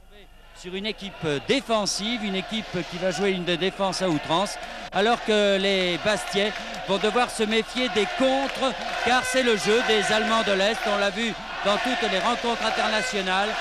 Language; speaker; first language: French; native; French